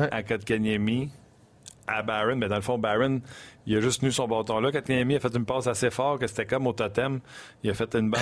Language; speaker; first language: French; native; French